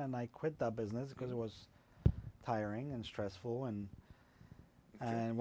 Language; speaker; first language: English; non-native, fluent; Polish